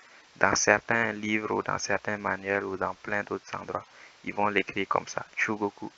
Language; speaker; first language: French; native; French